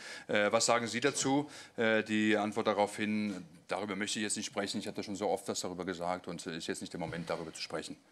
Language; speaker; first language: German; native; German